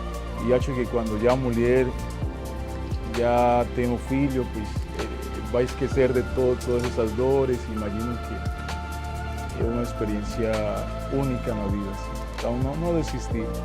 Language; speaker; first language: Portuguese; non-native, fluent; Spanish